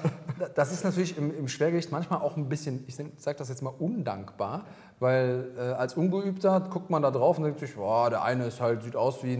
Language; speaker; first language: German; native; German